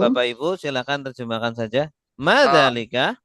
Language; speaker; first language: Indonesian; native; Indonesian